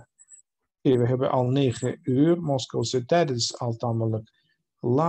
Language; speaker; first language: Dutch; non-native, fluent; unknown